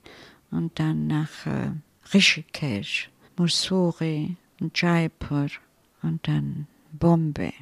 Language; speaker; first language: German; non-native, fluent; Italian